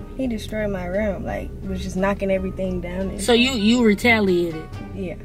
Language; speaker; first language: English; native; English